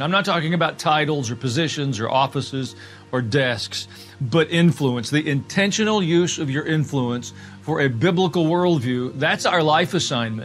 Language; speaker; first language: English; native; English